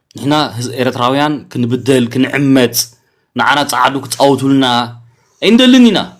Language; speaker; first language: Tigrinya; early bilingual, heritage; Tigrinya